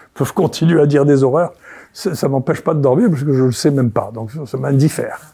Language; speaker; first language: French; native; French